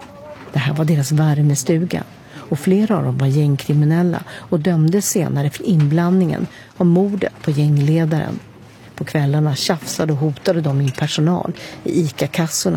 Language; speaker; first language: Swedish; native; Swedish